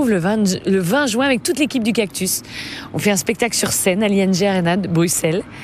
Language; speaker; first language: French; native; French